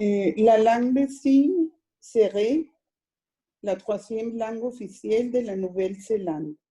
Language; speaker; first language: French; non-native, learner; Spanish